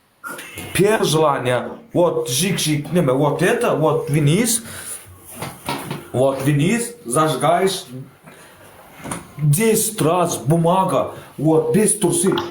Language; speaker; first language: Russian; non-native, learner; Turkmen